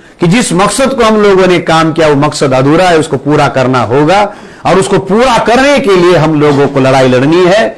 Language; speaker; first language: Hindi; non-native, local second language; Marathi